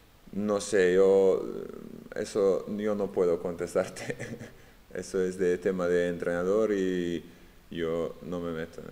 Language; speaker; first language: Spanish; non-native, fluent; Serbian